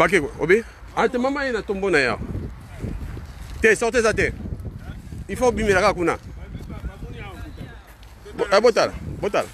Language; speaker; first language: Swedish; non-native, learner; French